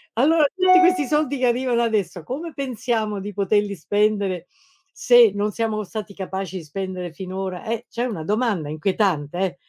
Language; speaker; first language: Italian; native; Italian